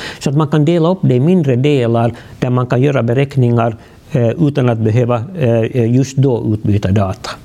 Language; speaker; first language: Swedish; native; Swedish